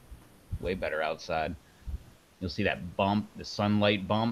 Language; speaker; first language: English; native; English